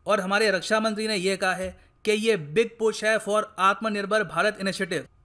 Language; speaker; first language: Hindi; native; Hindi